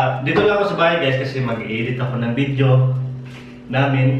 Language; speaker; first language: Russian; non-native, learner; Filipino